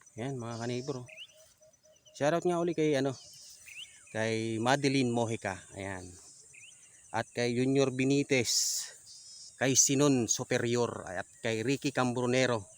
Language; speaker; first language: Filipino; native; Filipino